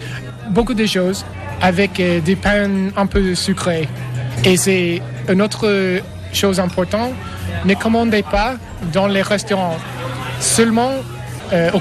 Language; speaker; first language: French; non-native, learner; English